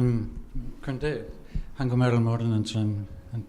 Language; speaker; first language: Korean; non-native, fluent; English